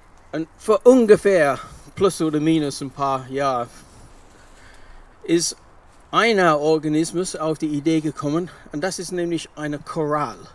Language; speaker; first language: German; non-native, fluent; English